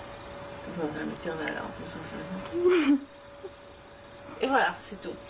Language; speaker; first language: French; non-native, fluent; Spanish